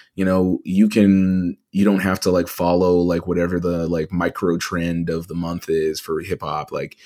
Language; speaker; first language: English; native; English